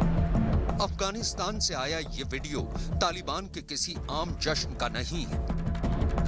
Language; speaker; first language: Hindi; native; Hindi